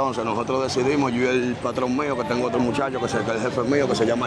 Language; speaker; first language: Spanish; native; Spanish